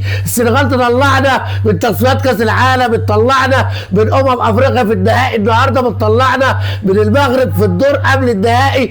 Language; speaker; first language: Arabic; native; Arabic